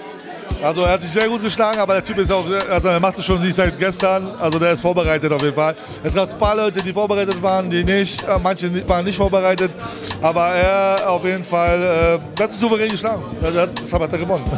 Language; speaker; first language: German; native; German